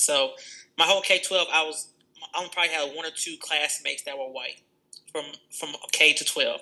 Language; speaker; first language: English; native; English